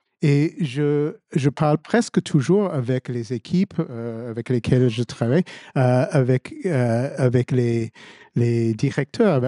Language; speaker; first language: French; non-native, fluent; English